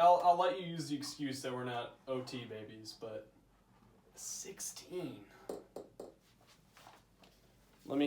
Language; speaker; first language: English; native; English